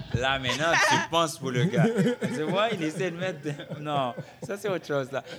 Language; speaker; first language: French; non-native, local second language; Haitian Creole